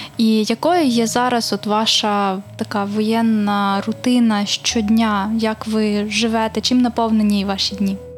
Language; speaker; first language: Ukrainian; native; Ukrainian